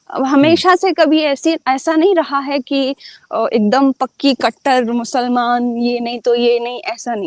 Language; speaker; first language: Hindi; native; Hindi